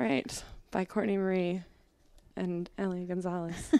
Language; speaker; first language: English; native; English